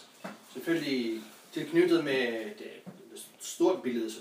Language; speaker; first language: Danish; non-native, fluent; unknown